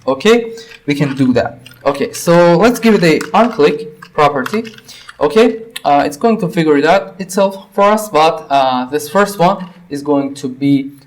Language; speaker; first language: English; non-native, fluent; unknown